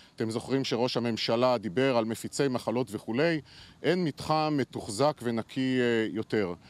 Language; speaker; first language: Hebrew; native; Hebrew